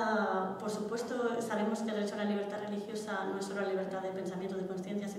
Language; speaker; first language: Spanish; native; Spanish